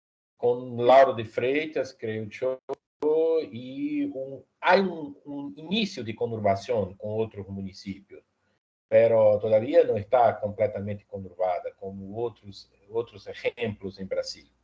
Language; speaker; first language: Spanish; non-native, fluent; Portuguese